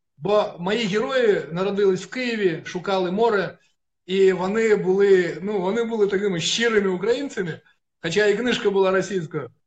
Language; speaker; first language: Ukrainian; non-native, local second language; Russian